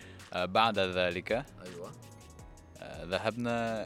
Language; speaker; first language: Arabic; non-native, learner; English